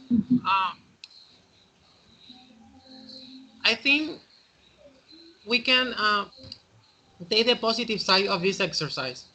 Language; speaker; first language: English; non-native, fluent; Spanish